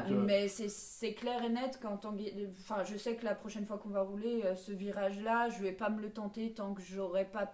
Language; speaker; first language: French; native; French